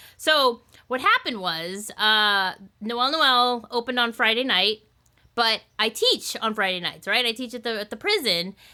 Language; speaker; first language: English; native; English